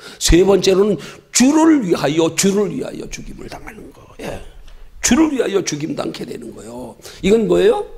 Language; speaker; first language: Korean; native; Korean